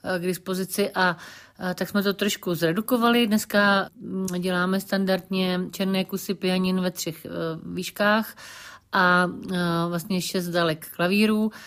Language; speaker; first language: Czech; native; Czech